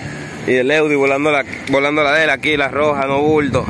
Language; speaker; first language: Spanish; native; Spanish